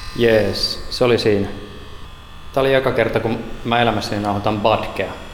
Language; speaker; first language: Finnish; native; Finnish